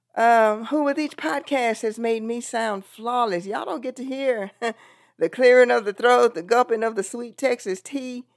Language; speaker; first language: English; native; English